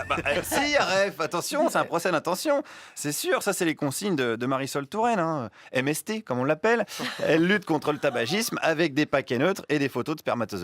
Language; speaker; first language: French; native; French